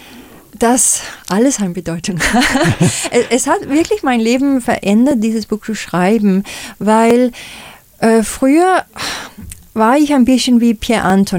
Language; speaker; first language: German; non-native, fluent; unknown